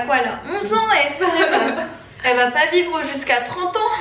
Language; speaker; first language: French; native; French